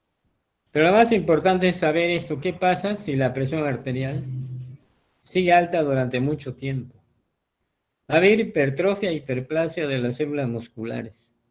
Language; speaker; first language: Spanish; native; Spanish